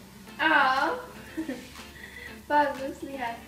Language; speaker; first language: Indonesian; early bilingual, other home language; English